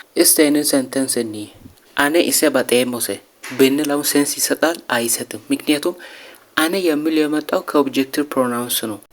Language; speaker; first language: Amharic; non-native, local second language; Sidamo